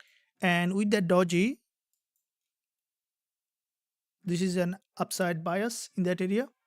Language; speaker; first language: English; non-native, fluent; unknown